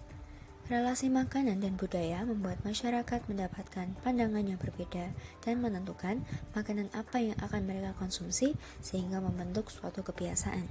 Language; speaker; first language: Indonesian; native; Indonesian